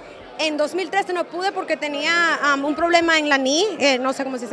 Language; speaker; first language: Spanish; early bilingual, heritage; Spanish